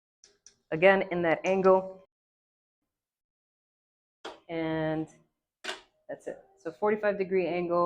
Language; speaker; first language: English; native; English